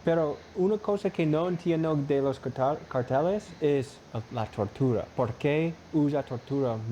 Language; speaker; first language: Spanish; non-native, learner; English